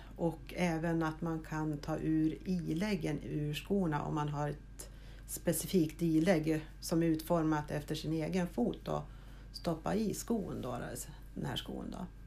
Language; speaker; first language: Swedish; native; Swedish